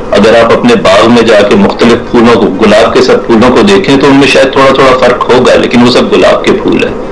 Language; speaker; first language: Urdu; native; Urdu